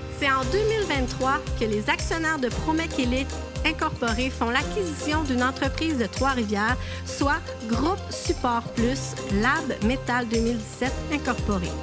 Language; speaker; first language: French; native; French